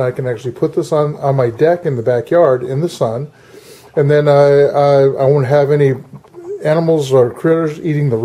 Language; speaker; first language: English; native; English